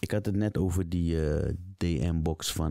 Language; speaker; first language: Dutch; native; Dutch